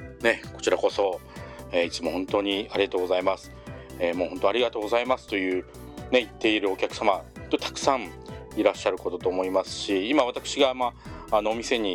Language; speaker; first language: Japanese; native; Japanese